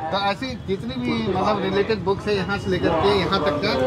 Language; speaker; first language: Hindi; native; Hindi